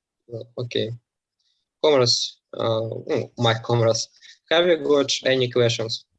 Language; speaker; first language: English; non-native, learner; Russian